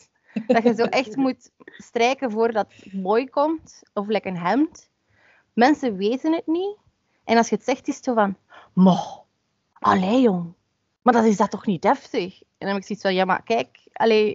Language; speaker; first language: Dutch; native; Dutch